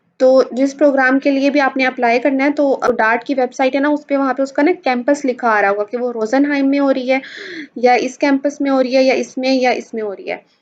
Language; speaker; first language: Urdu; native; Urdu